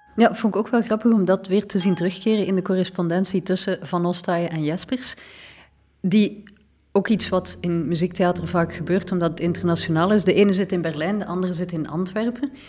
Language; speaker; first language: Dutch; native; Dutch